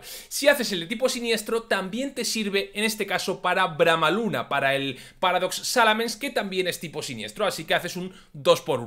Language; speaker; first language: Spanish; native; Spanish